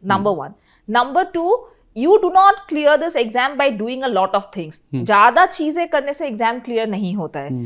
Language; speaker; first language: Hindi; non-native, local second language; Assamese